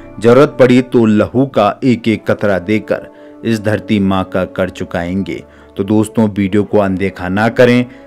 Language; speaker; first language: Hindi; native; Hindi